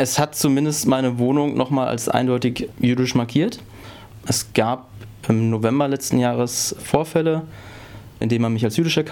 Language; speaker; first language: German; native; German